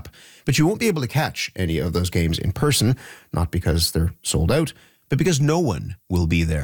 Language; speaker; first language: English; native; English